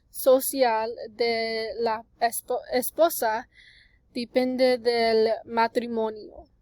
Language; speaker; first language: Spanish; non-native, learner; English